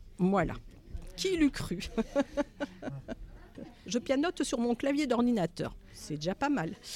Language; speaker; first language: French; native; French